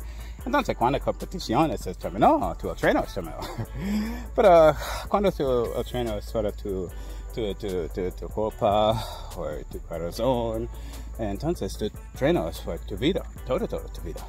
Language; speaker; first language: Spanish; non-native, learner; English